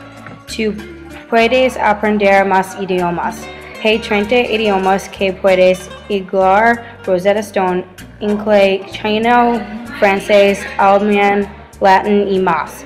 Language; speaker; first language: Spanish; non-native, learner; English